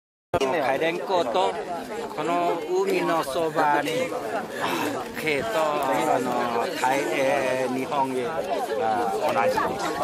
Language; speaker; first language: Japanese; non-native, learner; Chinese